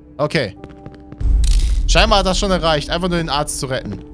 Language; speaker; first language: German; native; German